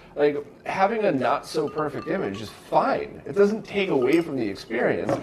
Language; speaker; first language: English; native; English